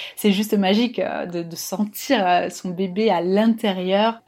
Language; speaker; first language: French; native; French